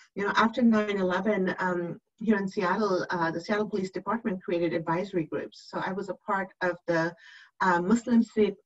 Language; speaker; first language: English; native; English